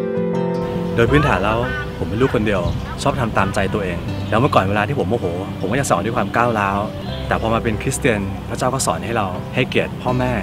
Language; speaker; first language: Thai; native; Thai